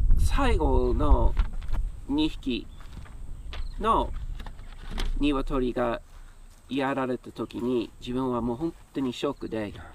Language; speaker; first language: Japanese; non-native, fluent; English